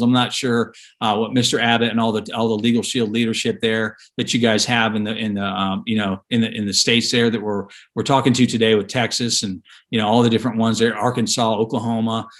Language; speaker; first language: English; native; English